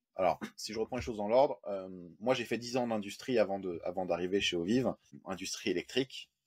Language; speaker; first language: French; native; French